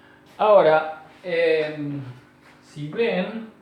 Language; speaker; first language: Spanish; native; Spanish